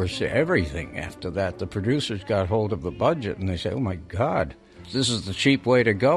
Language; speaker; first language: English; native; English